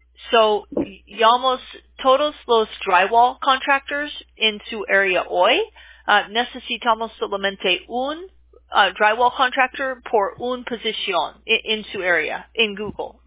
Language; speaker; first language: Spanish; non-native, learner; English